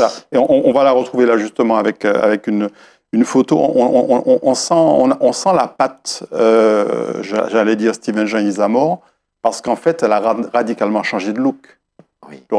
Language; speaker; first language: French; native; French